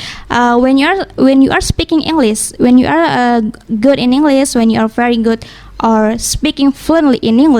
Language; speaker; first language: English; non-native, learner; Indonesian